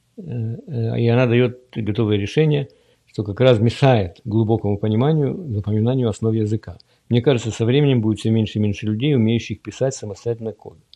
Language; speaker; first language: Russian; native; Russian